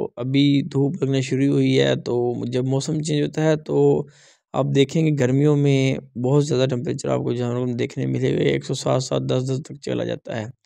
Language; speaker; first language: Urdu; non-native, local second language; Punjabi